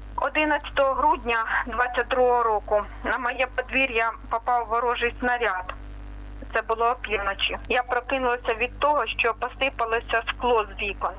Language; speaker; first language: Ukrainian; non-native, local second language; Russian